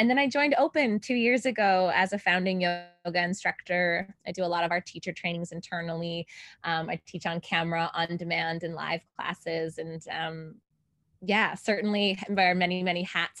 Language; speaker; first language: English; native; English